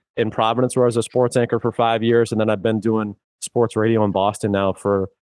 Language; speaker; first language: English; native; English